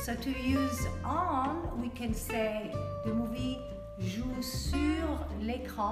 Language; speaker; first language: French; native; French